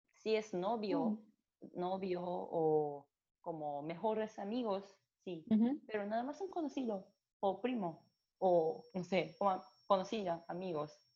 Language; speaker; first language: Spanish; non-native, learner; Japanese